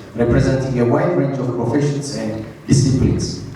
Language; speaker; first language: English; non-native, local second language; Amharic